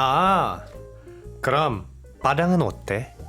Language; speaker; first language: Korean; non-native, fluent; Indonesian